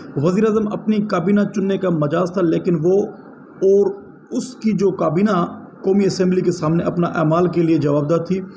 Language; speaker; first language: Urdu; non-native, local second language; Sindhi